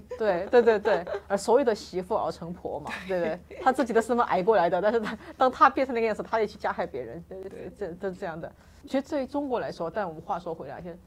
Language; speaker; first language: Chinese; native; Chinese